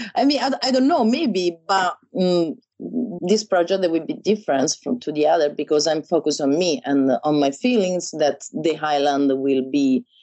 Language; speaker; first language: English; non-native, learner; Italian